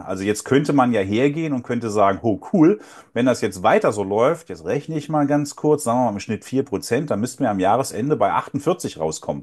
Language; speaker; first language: German; native; German